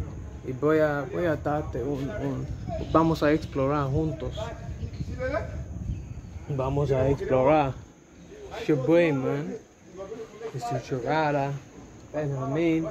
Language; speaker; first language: Spanish; non-native, learner; English